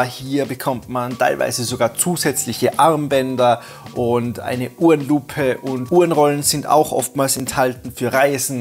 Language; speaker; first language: German; native; German